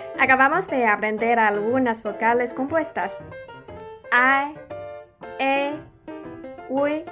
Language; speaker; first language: Spanish; non-native, fluent; Chinese